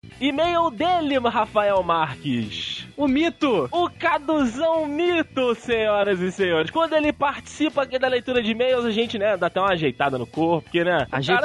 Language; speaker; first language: Portuguese; native; Portuguese